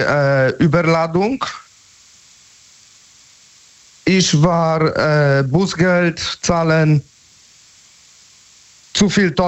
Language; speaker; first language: German; non-native, learner; Polish